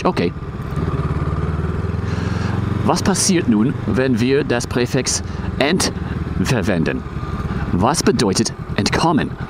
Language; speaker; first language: German; non-native, fluent; English